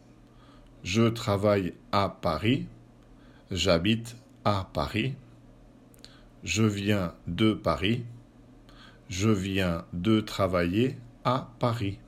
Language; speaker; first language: French; non-native, fluent; Spanish